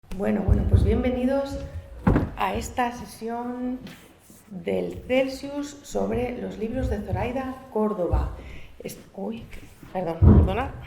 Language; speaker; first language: Spanish; native; Spanish